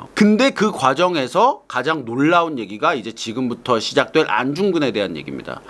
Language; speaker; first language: Korean; native; Korean